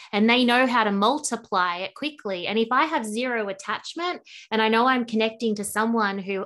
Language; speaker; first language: English; native; English